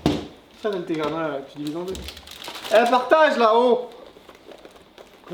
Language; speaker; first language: French; native; French